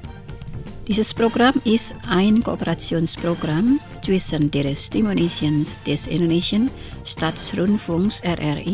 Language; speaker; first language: German; non-native, fluent; Indonesian